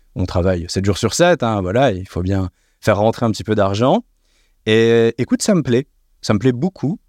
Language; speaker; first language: French; native; French